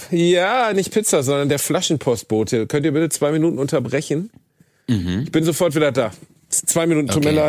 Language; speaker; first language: German; native; German